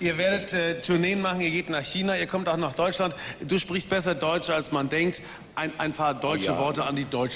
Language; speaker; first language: German; native; German